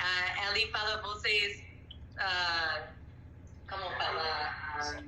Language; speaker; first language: Portuguese; non-native, learner; English